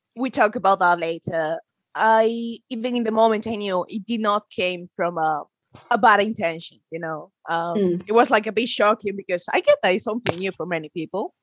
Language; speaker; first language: English; non-native, fluent; Spanish